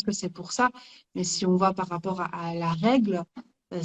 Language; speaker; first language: French; native; French